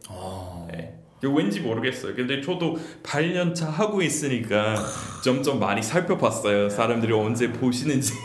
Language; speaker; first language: Korean; non-native, fluent; English